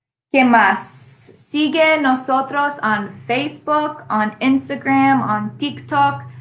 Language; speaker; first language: Spanish; non-native, learner; English